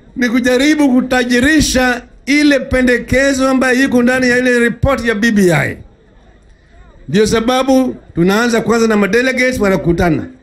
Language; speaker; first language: Swahili; non-native, local second language; Luo (Kenya and Tanzania)